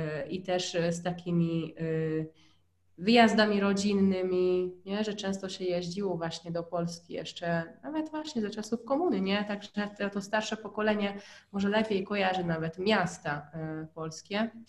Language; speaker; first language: Polish; non-native, fluent; Hungarian